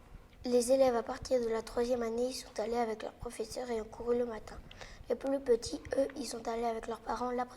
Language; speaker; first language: French; native; French